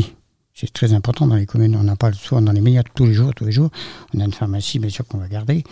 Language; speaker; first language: French; native; French